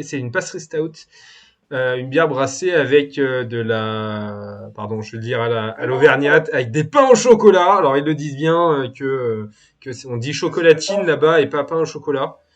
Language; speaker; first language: French; native; French